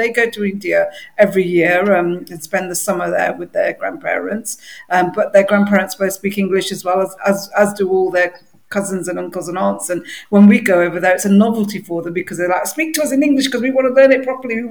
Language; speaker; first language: English; native; English